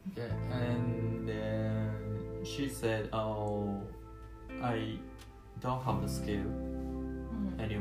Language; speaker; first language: English; non-native, learner; Japanese